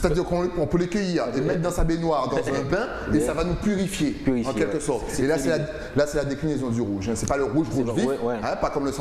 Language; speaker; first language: French; native; French